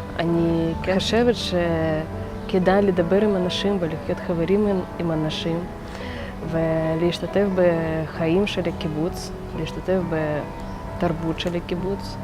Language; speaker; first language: Hebrew; non-native, fluent; Russian